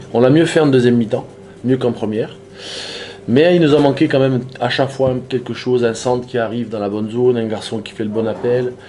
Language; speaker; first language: French; native; French